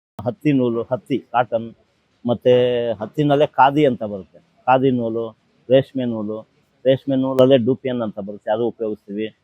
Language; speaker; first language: Kannada; non-native, local second language; Telugu